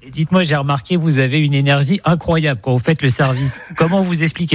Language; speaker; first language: French; native; French